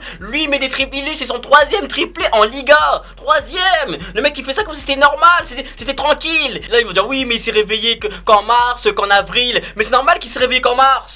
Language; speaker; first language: French; native; French